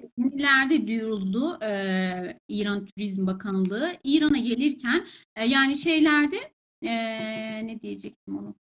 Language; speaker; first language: Turkish; non-native, fluent; Persian